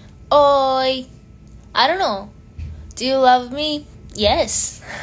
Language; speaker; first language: English; non-native, local second language; Hindi